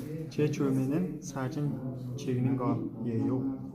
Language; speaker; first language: Korean; non-native, learner; Mongolian